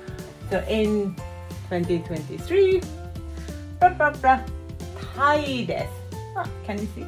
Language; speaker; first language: English; non-native, fluent; Japanese